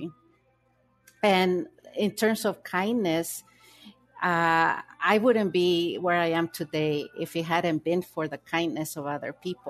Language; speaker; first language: English; early bilingual, other home language; Spanish